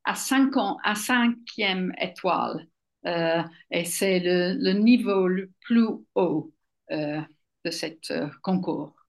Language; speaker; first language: French; non-native, fluent; English